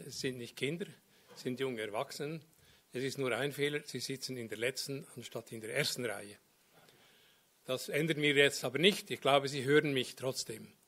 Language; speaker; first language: German; native; German